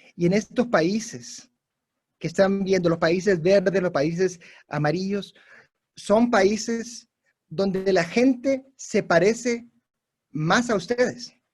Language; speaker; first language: Spanish; non-native, local second language; English